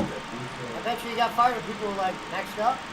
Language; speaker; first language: English; native; English